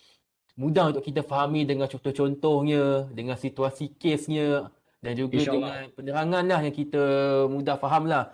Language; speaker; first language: Malay; native; Malay